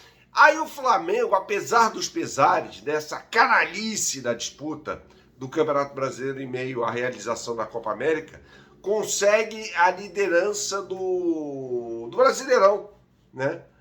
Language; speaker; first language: Portuguese; native; Portuguese